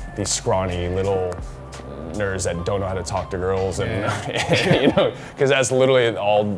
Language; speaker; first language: English; native; English